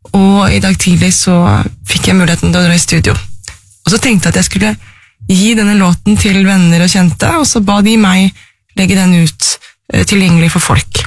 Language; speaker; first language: Norwegian; native; Norwegian